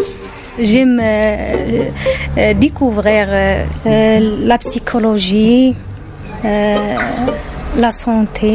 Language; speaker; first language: French; non-native, learner; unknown